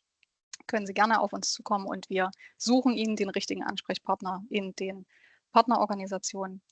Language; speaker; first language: German; native; German